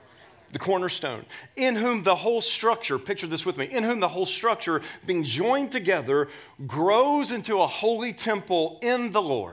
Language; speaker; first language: English; native; English